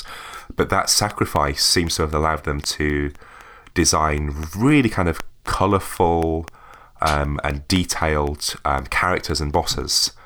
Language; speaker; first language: English; native; English